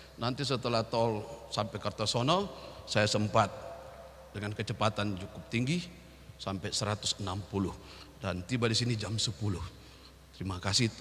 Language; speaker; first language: Indonesian; native; Indonesian